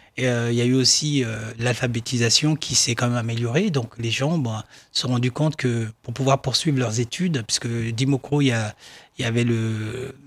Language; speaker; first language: French; non-native, local second language; Baoulé